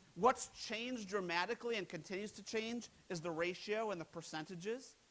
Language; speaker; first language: English; native; English